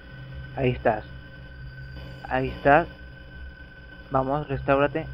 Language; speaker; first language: Spanish; native; Spanish